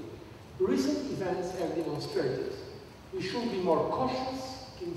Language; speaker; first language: English; non-native, fluent; Portuguese